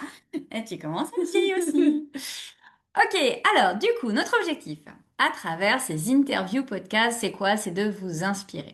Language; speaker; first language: French; native; French